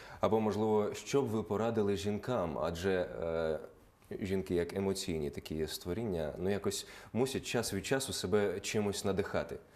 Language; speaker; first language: Ukrainian; native; Ukrainian